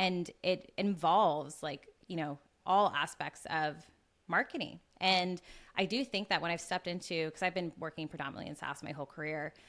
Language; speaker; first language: English; native; English